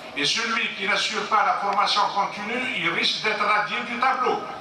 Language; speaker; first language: French; non-native, local second language; Arabic